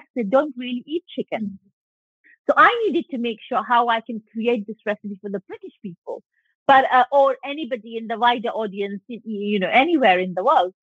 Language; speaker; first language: English; non-native, local second language; Punjabi